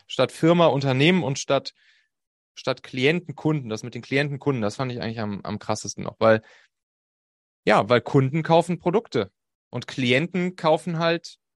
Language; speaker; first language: German; native; German